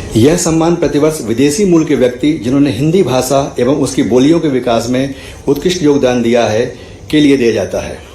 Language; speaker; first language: Hindi; native; Hindi